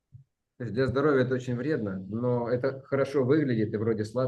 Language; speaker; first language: Russian; native; Russian